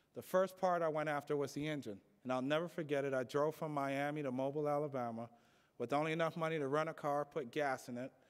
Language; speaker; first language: English; native; English